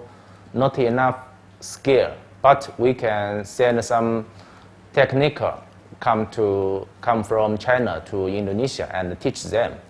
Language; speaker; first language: English; non-native, learner; Chinese